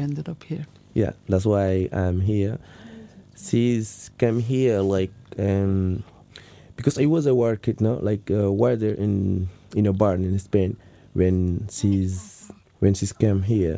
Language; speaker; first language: English; non-native, learner; Wolof